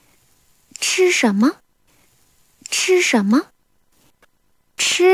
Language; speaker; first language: Chinese; non-native, learner; Korean